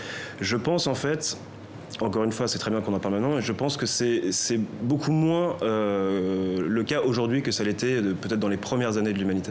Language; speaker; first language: French; native; French